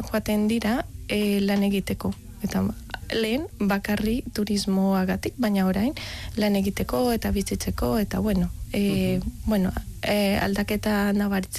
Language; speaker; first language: Basque; non-native, learner; Spanish